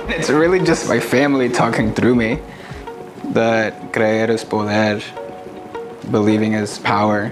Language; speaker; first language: English; native; English